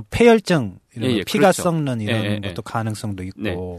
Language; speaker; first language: Korean; native; Korean